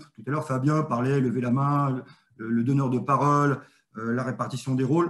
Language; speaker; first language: French; native; French